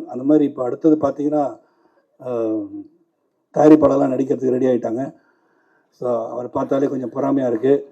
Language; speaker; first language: Tamil; native; Tamil